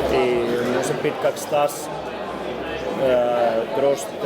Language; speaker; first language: Russian; non-native, learner; Finnish